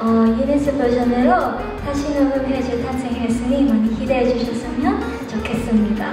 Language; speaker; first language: Korean; non-native, learner; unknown